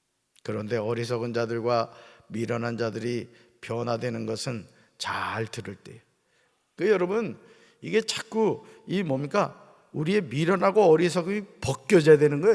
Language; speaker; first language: Korean; native; Korean